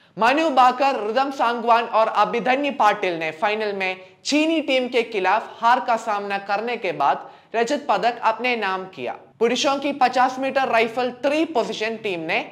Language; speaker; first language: Hindi; non-native, local second language; Malayalam